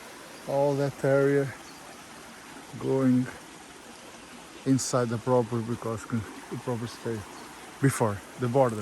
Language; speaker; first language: English; non-native, learner; Portuguese